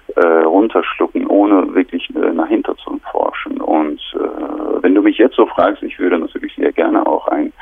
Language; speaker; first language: German; non-native, fluent; Turkish